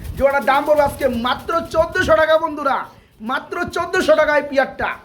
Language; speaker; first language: Bangla; native; Bangla